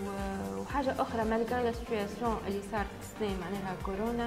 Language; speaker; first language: Arabic; native; Arabic